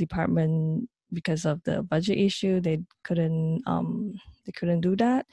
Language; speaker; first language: English; non-native, local second language; Chinese